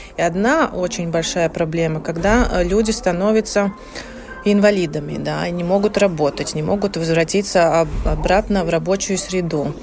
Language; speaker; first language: Russian; non-native, local second language; Latvian